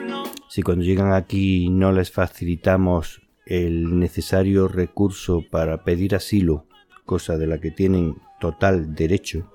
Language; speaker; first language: Spanish; native; Spanish